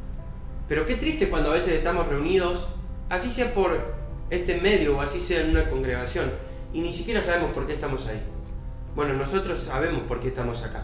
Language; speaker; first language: Spanish; native; Spanish